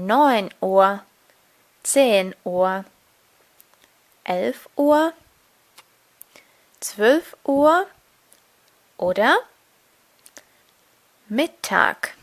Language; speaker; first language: German; non-native, fluent; Portuguese